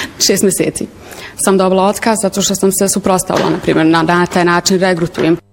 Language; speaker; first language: Bosnian; early bilingual, heritage; Serbian